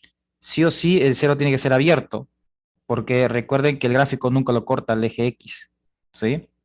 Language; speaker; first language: Spanish; native; Spanish